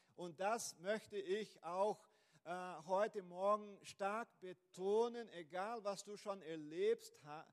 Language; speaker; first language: German; non-native, fluent; Portuguese